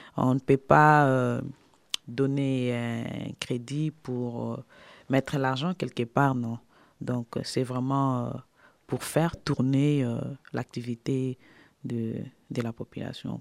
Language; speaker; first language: French; non-native, local second language; Lingala